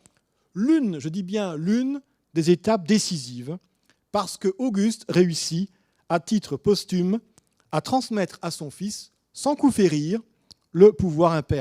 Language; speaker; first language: French; native; French